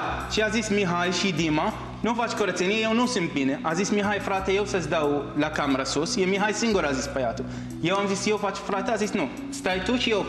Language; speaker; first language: Romanian; non-native, learner; Arabic